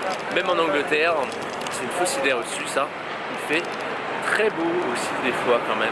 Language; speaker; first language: French; native; French